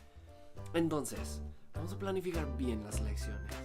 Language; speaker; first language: Spanish; non-native, fluent; English